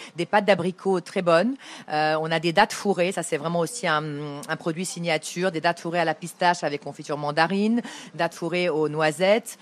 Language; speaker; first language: French; non-native, local second language; Arabic